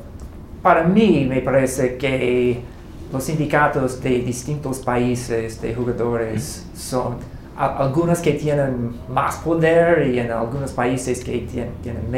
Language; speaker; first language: Spanish; non-native, fluent; English